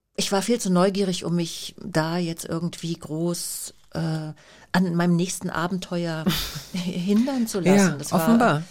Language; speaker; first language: German; native; German